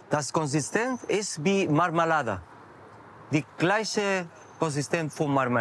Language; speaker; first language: German; non-native, learner; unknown